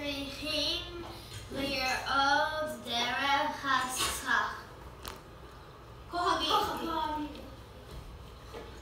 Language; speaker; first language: Hebrew; non-native, learner; English